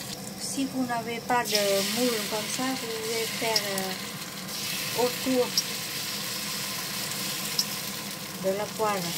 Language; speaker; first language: French; non-native, fluent; Vietnamese